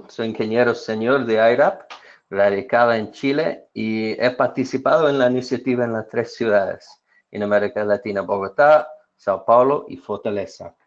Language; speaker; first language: Spanish; non-native, fluent; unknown